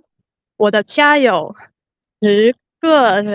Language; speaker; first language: Chinese; non-native, learner; Finnish